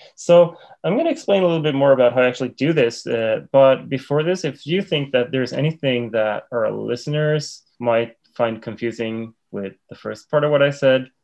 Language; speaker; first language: English; non-native, fluent; Swedish